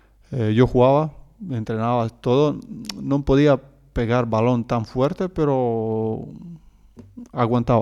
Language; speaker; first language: Spanish; non-native, learner; Croatian